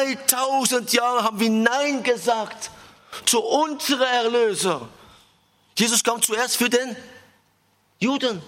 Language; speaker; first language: German; non-native, fluent; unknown